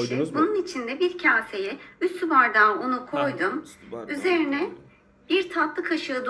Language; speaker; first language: Turkish; native; Turkish